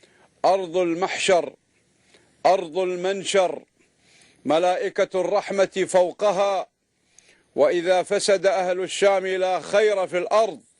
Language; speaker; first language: Arabic; native; Arabic